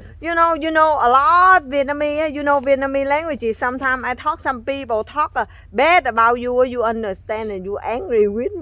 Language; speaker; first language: English; non-native, learner; Vietnamese